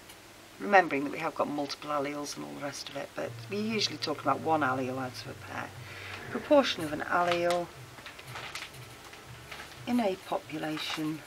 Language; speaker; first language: English; native; English